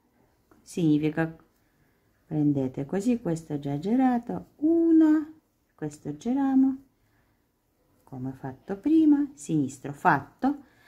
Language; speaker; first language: Italian; non-native, learner; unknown